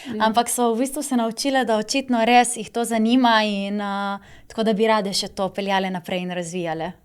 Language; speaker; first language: Slovenian; native; Slovenian